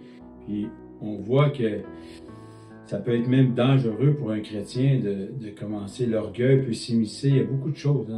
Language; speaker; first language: French; native; French